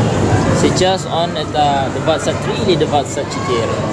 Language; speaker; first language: Russian; non-native, learner; Indonesian